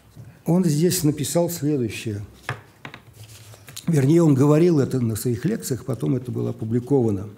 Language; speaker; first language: Russian; native; Russian